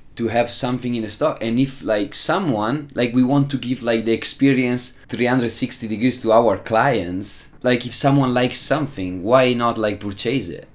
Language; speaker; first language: English; non-native, fluent; Italian